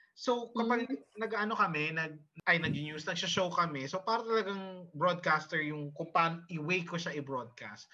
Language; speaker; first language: Filipino; early bilingual, heritage; Filipino